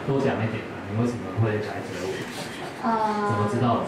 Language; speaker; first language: Chinese; native; Chinese